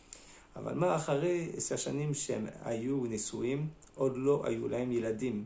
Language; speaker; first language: Hebrew; non-native, fluent; French